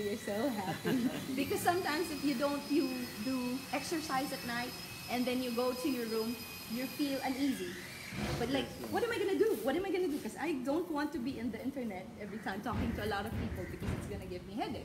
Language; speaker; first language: English; non-native, local second language; Filipino